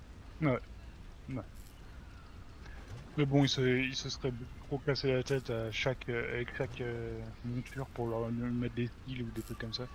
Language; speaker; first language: French; native; French